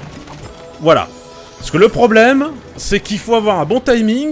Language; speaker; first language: French; native; French